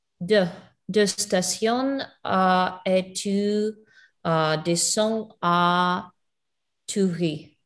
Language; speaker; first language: French; non-native, learner; English